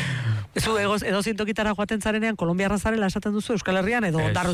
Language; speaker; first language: Basque; native; Basque